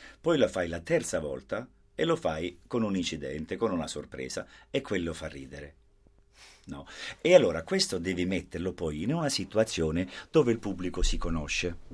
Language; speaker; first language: Italian; non-native, fluent; Danish